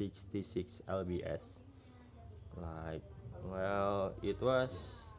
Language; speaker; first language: English; non-native, learner; Indonesian